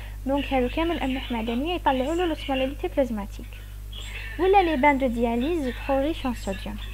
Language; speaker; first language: French; non-native, local second language; Arabic